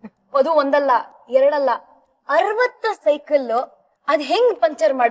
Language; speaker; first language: Kannada; native; Kannada